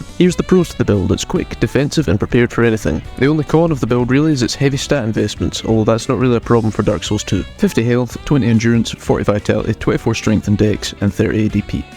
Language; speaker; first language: English; native; English